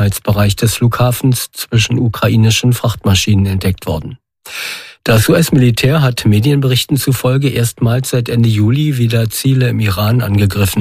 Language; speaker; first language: German; native; German